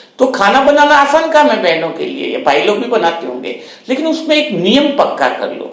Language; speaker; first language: Hindi; non-native, local second language; Gujarati